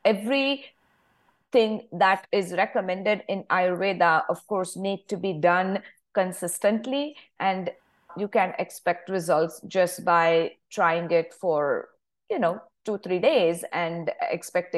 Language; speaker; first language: English; non-native, local second language; Marathi